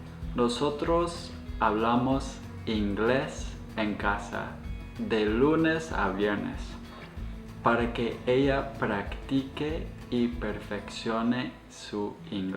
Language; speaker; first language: Spanish; non-native, fluent; English